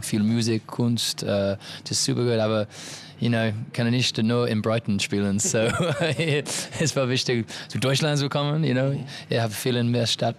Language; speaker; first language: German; non-native, learner; English